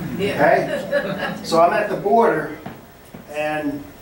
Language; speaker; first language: English; native; English